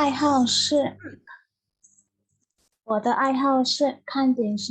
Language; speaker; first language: Chinese; non-native, learner; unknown